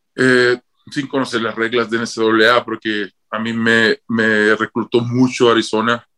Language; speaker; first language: Spanish; native; Spanish